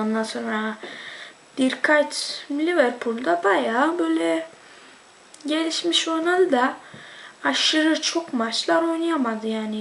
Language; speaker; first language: Turkish; early bilingual, heritage; Turkish